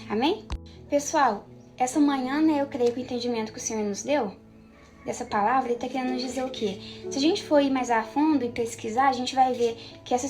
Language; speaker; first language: Portuguese; native; Portuguese